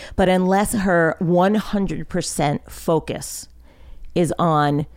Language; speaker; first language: English; native; English